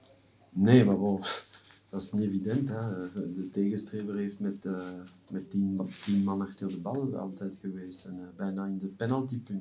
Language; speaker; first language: Dutch; non-native, local second language; French